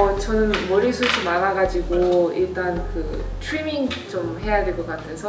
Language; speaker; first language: Korean; non-native, fluent; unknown